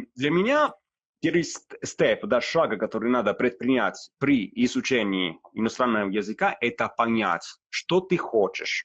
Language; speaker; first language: Russian; non-native, fluent; Italian